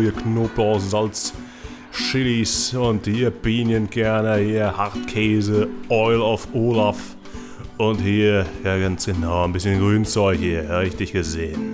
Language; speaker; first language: German; native; German